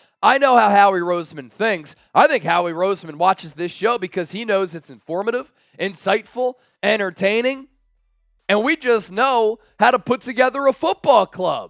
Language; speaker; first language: English; native; English